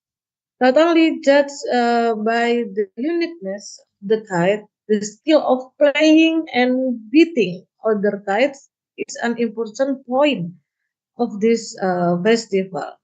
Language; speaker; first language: English; non-native, learner; Indonesian